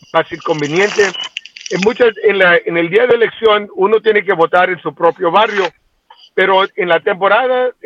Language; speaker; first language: Spanish; early bilingual, heritage; Spanish